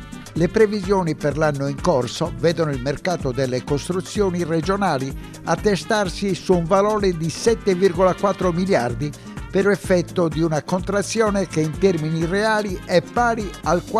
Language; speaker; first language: Italian; native; Italian